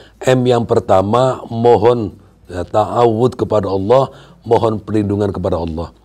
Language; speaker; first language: Indonesian; non-native, local second language; Sundanese